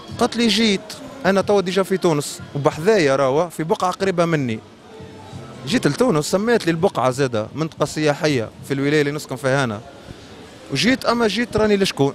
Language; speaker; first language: Arabic; native; Arabic